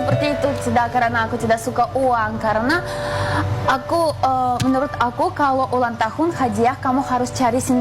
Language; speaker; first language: Indonesian; non-native, learner; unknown